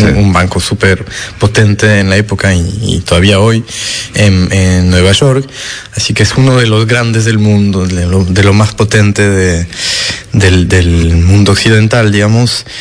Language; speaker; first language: Spanish; non-native, fluent; French